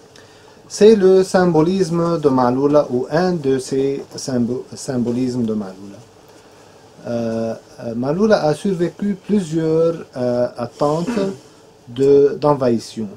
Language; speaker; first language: French; non-native, fluent; Arabic